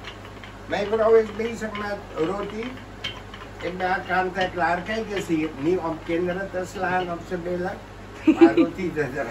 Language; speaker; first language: Dutch; non-native, local second language; Caribbean Hindustani